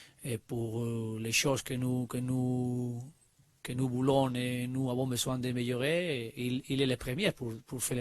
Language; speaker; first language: French; non-native, learner; Spanish